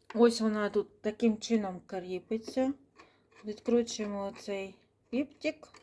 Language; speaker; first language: Ukrainian; non-native, local second language; Russian